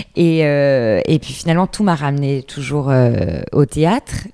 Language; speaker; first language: French; native; French